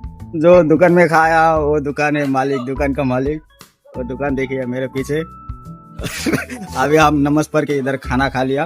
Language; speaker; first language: Hindi; non-native, local second language; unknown